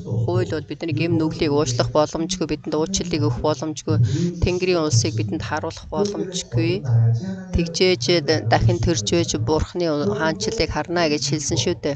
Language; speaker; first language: Mongolian; early bilingual, other home language; Korean